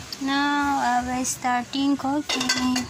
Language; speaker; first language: English; non-native, learner; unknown